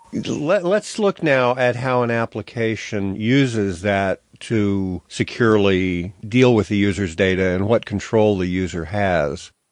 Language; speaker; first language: English; native; English